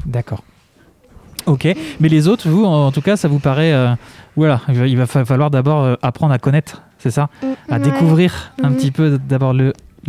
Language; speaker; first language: French; native; French